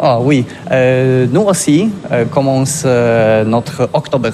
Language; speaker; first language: French; non-native, learner; Polish